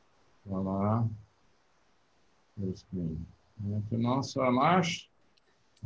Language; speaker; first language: French; non-native, learner; English